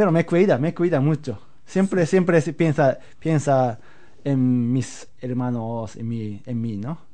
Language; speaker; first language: Spanish; non-native, learner; Japanese